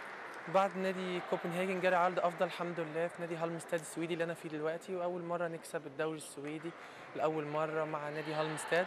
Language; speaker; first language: Arabic; native; Arabic